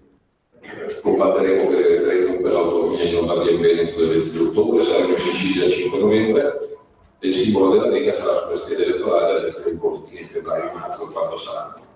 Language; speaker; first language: Italian; native; Italian